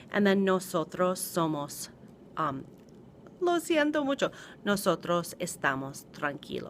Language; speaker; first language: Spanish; non-native, fluent; English